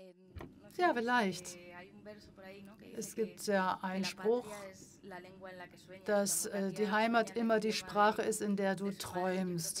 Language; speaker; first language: German; non-native, fluent; Spanish